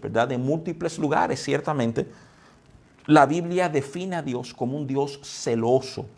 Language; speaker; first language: Spanish; native; Spanish